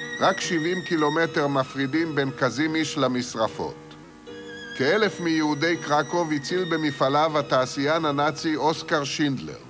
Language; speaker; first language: Hebrew; native; Hebrew